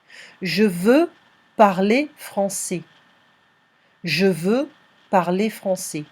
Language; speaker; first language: French; non-native, fluent; English